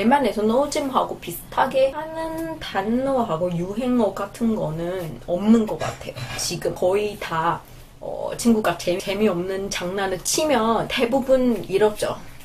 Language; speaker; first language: Korean; non-native, fluent; Chinese